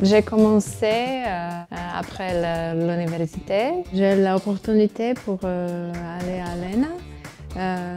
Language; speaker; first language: French; non-native, fluent; Croatian